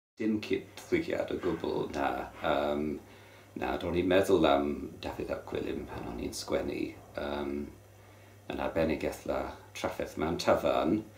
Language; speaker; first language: Welsh; non-native, local second language; English